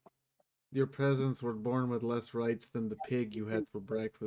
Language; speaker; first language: English; native; English